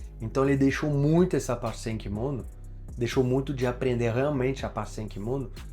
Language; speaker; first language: Portuguese; non-native, fluent; French